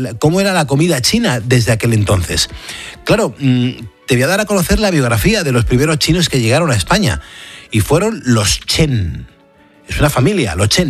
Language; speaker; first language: Spanish; native; Spanish